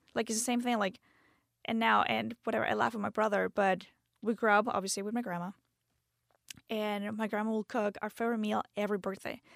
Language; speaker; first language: English; non-native, fluent; Spanish